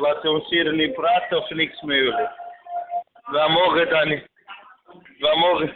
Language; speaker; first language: Dutch; non-native, fluent; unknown